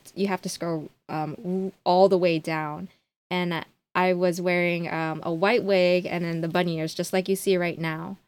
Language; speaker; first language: English; native; English